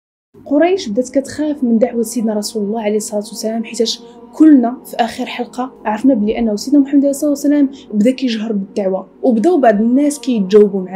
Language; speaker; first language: Arabic; native; Arabic